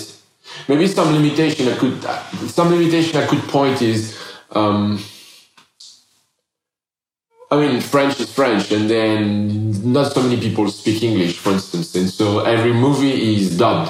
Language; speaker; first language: English; non-native, fluent; French